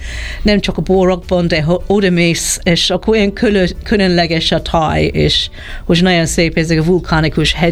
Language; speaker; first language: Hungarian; non-native, learner; English